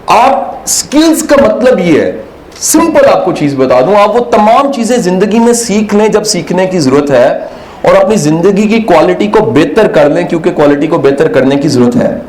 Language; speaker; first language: Urdu; native; Urdu